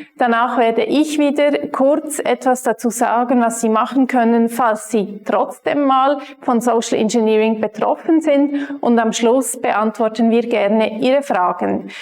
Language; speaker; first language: German; native; German